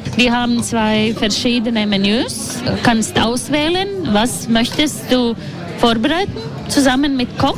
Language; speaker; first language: German; non-native, learner; Latvian